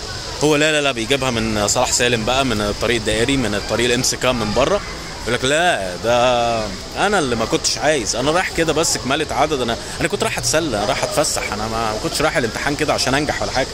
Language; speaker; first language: Arabic; native; Arabic